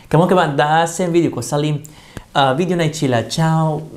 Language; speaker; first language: Vietnamese; non-native, fluent; Arabic